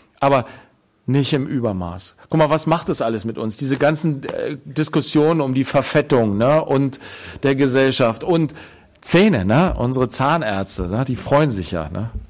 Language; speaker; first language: German; native; German